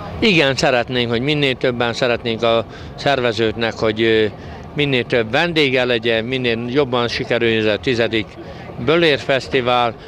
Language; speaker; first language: Hungarian; native; Hungarian